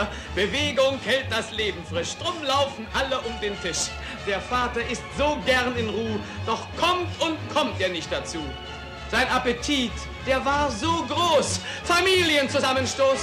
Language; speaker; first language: German; native; German